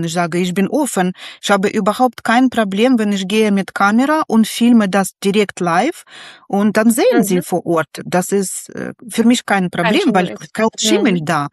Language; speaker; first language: German; non-native, learner; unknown